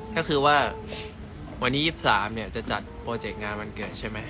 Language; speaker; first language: Thai; native; Thai